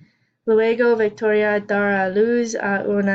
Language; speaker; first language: Spanish; non-native, learner; English